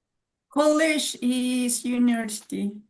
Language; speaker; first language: English; non-native, learner; Spanish